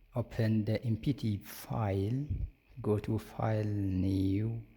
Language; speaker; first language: English; non-native, local second language; Amharic